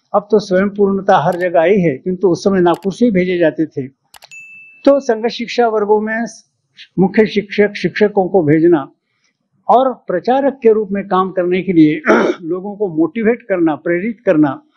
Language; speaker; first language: Hindi; non-native, local second language; Marathi